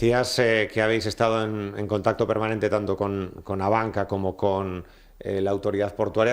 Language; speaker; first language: Spanish; native; Spanish